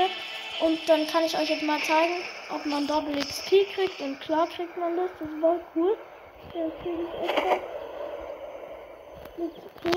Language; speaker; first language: German; native; German